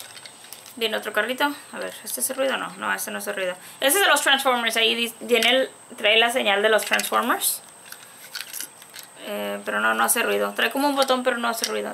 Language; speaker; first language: Spanish; native; Spanish